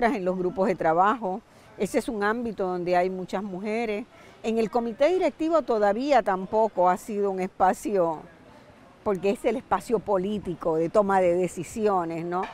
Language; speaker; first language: Spanish; native; Spanish